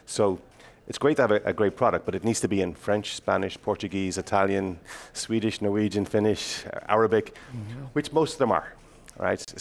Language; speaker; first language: English; native; English